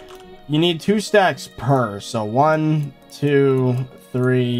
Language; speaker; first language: English; native; English